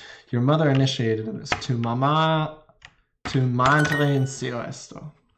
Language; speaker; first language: Spanish; non-native, learner; English